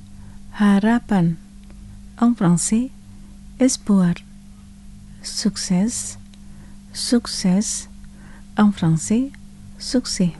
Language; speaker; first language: French; non-native, fluent; Indonesian